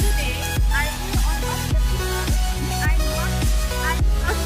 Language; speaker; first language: English; non-native, learner; Indonesian